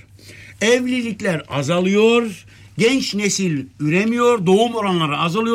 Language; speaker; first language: Turkish; native; Turkish